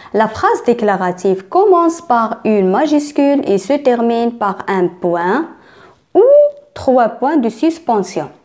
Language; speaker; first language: French; non-native, local second language; Arabic